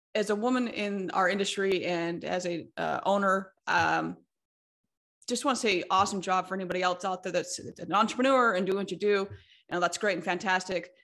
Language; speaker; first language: English; native; English